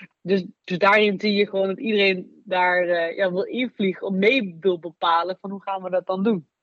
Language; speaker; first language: Dutch; native; Dutch